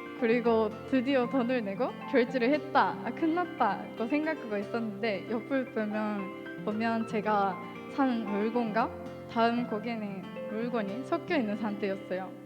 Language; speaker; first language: Korean; non-native, fluent; Japanese